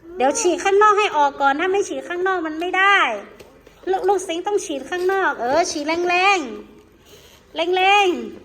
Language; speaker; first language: Thai; non-native, local second language; Hmong